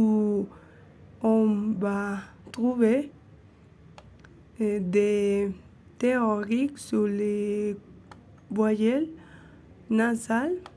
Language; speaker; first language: French; non-native, learner; Spanish